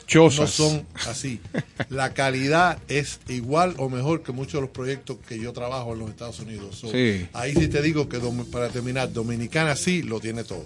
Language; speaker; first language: Spanish; native; Spanish